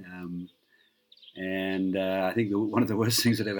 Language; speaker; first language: English; native; English